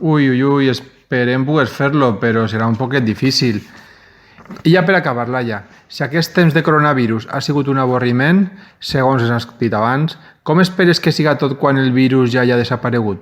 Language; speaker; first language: Catalan; native; Catalan